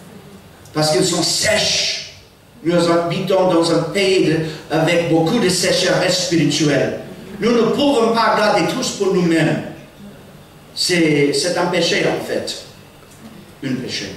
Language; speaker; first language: French; non-native, fluent; English